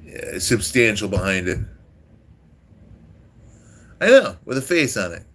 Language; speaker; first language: English; native; English